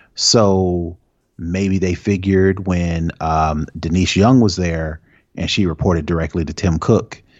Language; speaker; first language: English; native; English